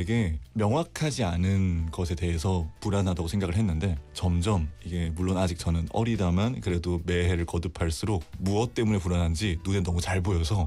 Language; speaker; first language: Korean; native; Korean